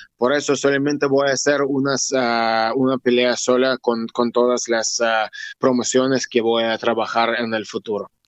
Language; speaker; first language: Spanish; non-native, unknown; Russian